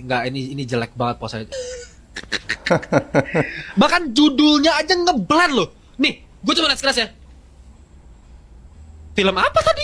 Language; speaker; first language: Indonesian; native; Indonesian